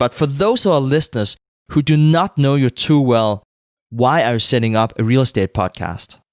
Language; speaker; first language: English; non-native, fluent; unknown